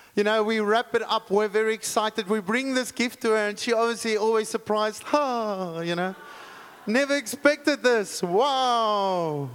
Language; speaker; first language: English; non-native, local second language; Afrikaans